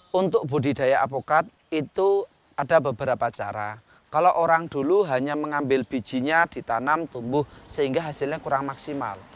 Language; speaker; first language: Indonesian; non-native, local second language; Javanese